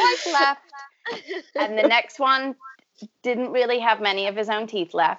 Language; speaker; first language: English; native; English